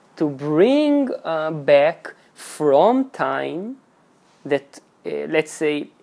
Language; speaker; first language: English; non-native, fluent; Hebrew